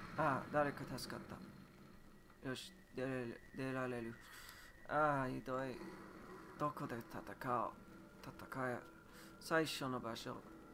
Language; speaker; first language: Japanese; non-native, learner; English